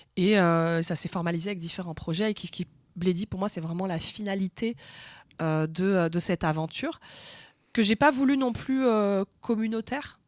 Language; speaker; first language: French; early bilingual, other home language; Arabic